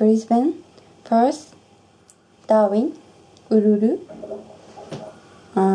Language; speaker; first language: English; non-native, learner; Japanese